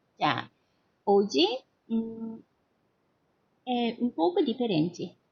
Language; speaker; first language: Portuguese; non-native, learner; Korean